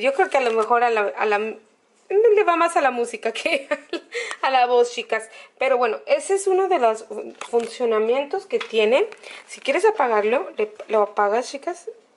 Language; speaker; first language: Spanish; native; Spanish